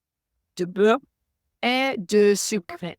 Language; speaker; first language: French; non-native, learner; Spanish